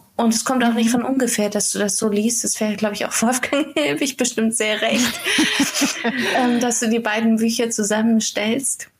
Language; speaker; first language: German; native; German